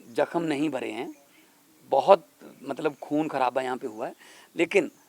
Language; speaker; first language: Hindi; non-native, local second language; Punjabi